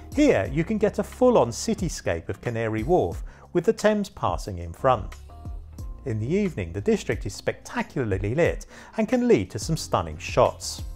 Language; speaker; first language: English; native; English